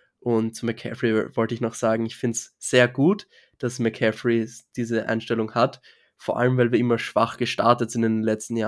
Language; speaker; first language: German; native; German